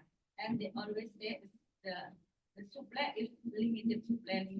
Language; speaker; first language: English; non-native, learner; Indonesian